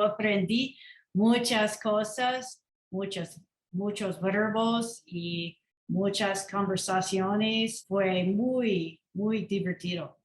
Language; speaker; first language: Spanish; non-native, learner; English